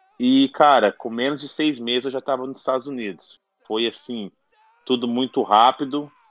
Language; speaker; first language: Portuguese; native; Portuguese